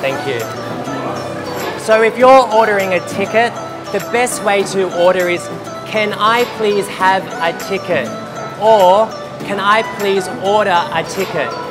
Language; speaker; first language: English; native; English